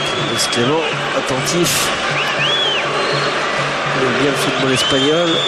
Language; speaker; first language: French; native; French